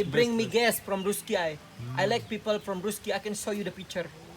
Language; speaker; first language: English; non-native, learner; Indonesian